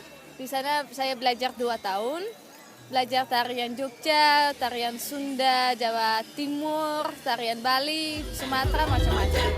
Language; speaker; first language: Indonesian; non-native, fluent; Dutch